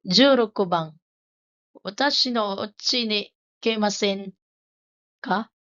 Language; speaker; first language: Japanese; non-native, fluent; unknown